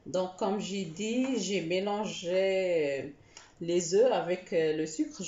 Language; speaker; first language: French; non-native, local second language; Arabic